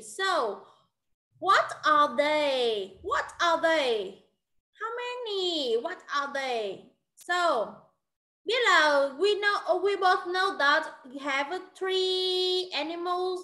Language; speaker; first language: English; non-native, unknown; Vietnamese